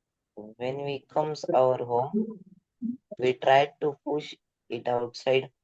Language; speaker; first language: English; non-native, learner; Marathi